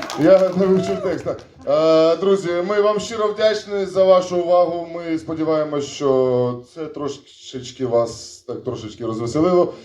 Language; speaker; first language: Ukrainian; non-native, local second language; Russian